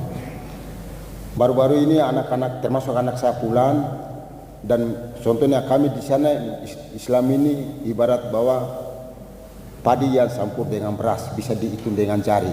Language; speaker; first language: Indonesian; non-native, local second language; Tetum